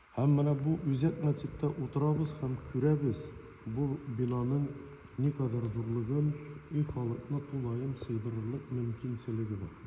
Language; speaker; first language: Tatar; native; Tatar